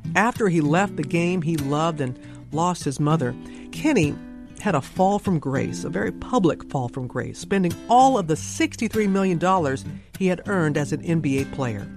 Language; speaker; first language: English; native; English